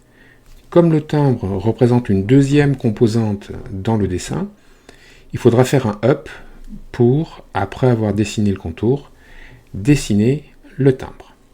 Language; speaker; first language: French; native; French